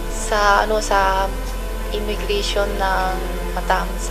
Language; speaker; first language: Filipino; non-native, local second language; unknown